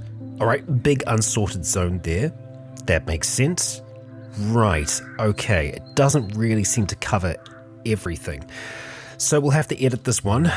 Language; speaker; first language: English; native; English